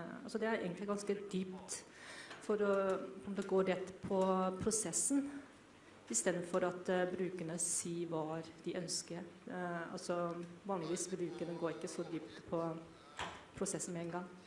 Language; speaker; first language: Norwegian; non-native, fluent; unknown